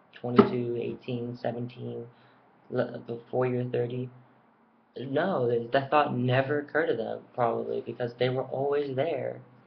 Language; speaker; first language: English; native; English